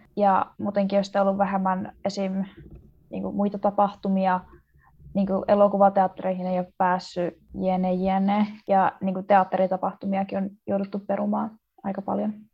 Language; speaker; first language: Finnish; native; Finnish